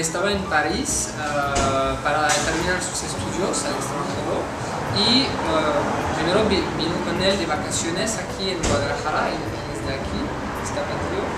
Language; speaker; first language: Spanish; non-native, fluent; French